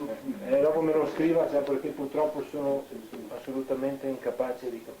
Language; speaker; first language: Italian; native; Italian